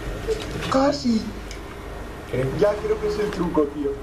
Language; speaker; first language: Spanish; native; Spanish